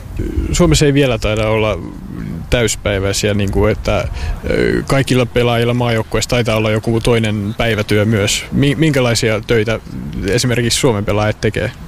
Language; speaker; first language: Finnish; native; Finnish